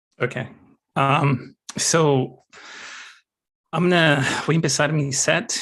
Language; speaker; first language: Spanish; early bilingual, heritage; Spanish